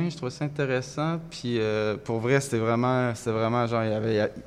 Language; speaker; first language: French; native; French